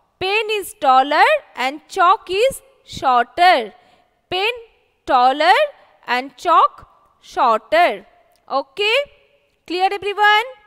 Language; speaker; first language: English; non-native, local second language; Bangla